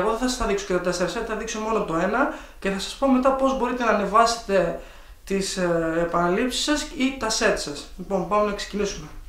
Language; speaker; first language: Greek; native; Greek